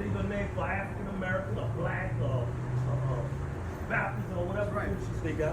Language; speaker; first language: English; native; English